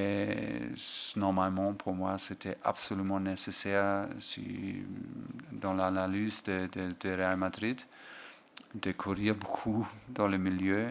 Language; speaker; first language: French; non-native, fluent; German